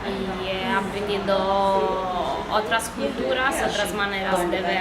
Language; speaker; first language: Spanish; non-native, fluent; Italian